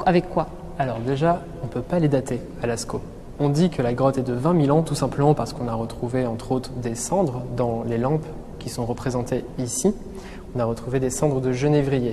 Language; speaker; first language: French; native; French